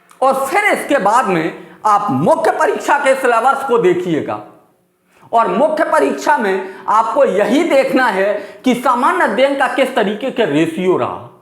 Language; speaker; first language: Hindi; native; Hindi